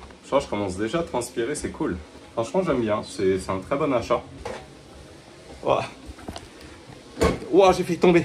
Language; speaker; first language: French; native; French